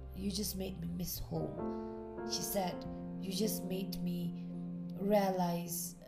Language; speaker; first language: English; non-native, fluent; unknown